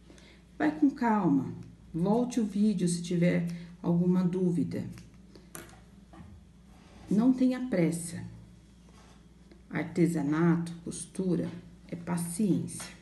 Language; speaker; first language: Portuguese; native; Portuguese